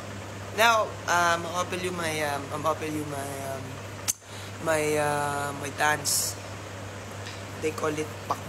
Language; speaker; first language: English; non-native, learner; Thai